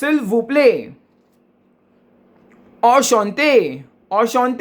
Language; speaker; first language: French; non-native, fluent; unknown